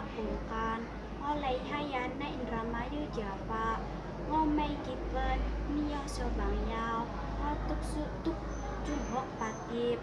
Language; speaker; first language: Cantonese; non-native, learner; Indonesian